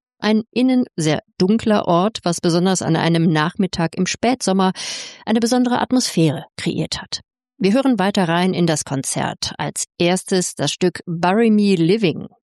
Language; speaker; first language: German; native; German